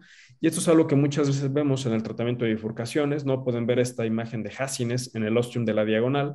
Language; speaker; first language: Spanish; native; Spanish